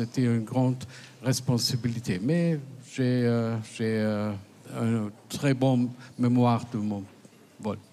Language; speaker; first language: French; non-native, learner; German